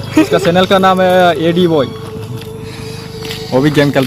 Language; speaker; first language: Hindi; non-native, local second language; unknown